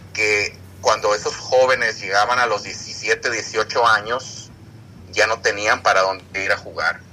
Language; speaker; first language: Spanish; native; Spanish